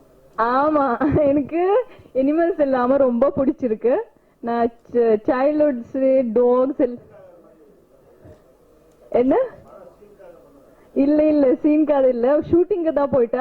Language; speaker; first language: Tamil; non-native, learner; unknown